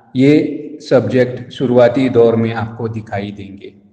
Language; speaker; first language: Hindi; non-native, local second language; Konkani